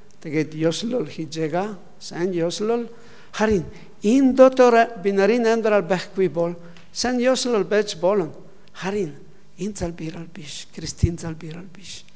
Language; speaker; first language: Mongolian; non-native, learner; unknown